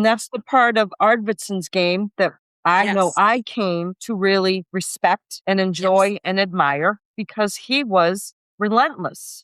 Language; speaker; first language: English; native; English